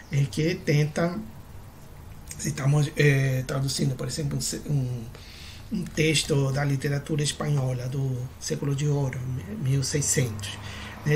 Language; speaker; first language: Portuguese; non-native, fluent; Spanish